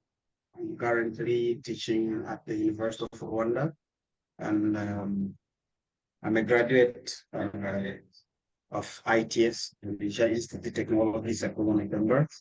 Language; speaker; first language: English; non-native, local second language; Kinyarwanda